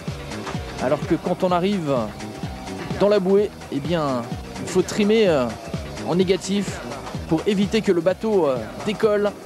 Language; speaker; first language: French; native; French